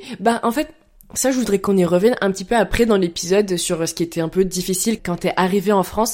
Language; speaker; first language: French; native; French